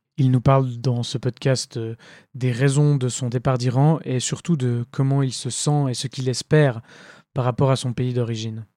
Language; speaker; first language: French; native; French